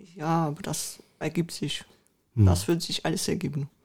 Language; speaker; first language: German; early bilingual, other home language; Russian